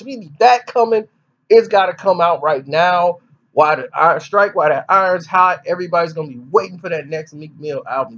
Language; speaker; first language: English; native; English